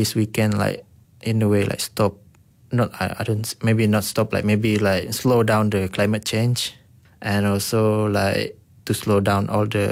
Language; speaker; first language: English; non-native, local second language; Iban